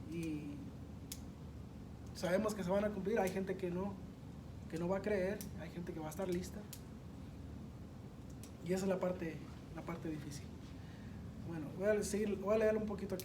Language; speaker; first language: Spanish; native; Spanish